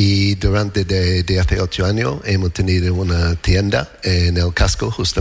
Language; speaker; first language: Spanish; non-native, learner; English